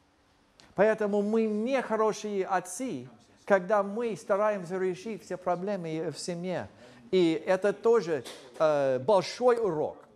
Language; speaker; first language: Russian; non-native, fluent; English